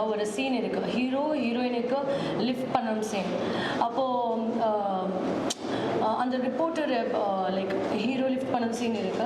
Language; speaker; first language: Tamil; non-native, learner; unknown